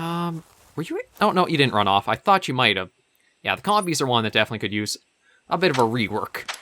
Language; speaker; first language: English; native; English